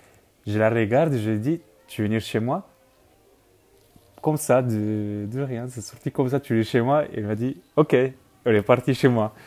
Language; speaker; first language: French; non-native, fluent; Spanish